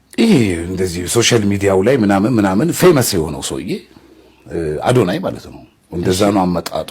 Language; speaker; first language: Amharic; native; Amharic